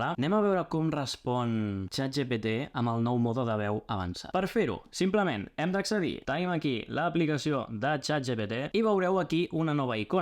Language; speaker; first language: Catalan; native; Catalan